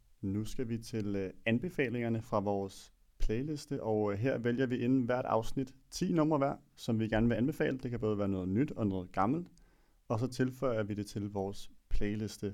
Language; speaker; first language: Danish; native; Danish